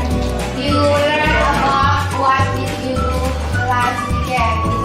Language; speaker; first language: English; non-native, learner; Indonesian